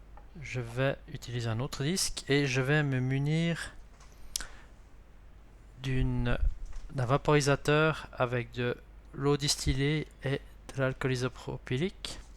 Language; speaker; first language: French; native; French